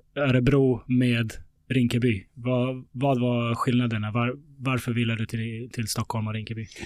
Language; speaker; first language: Swedish; early bilingual, other home language; Bosnian